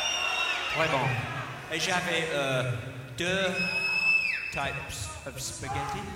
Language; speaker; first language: French; non-native, learner; English